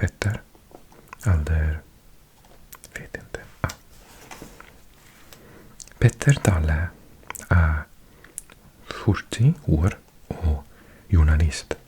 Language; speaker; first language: Norwegian; non-native, learner; English